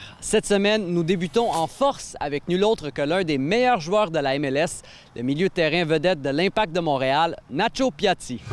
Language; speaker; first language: French; native; French